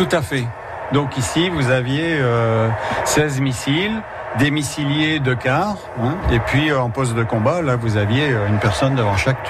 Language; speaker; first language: French; native; French